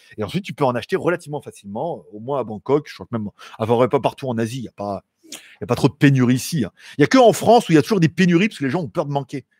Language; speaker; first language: French; native; French